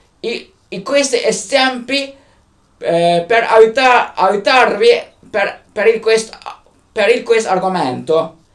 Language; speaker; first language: Italian; non-native, learner; Turkish